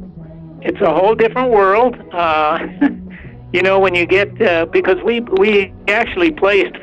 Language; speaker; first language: English; early bilingual, other home language; Spanish